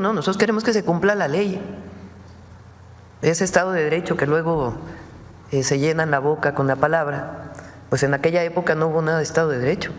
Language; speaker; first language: Spanish; native; Spanish